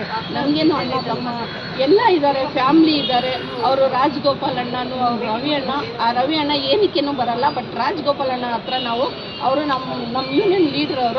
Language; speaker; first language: Kannada; non-native, local second language; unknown